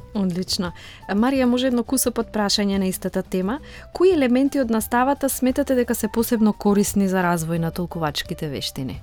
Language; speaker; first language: Macedonian; native; Macedonian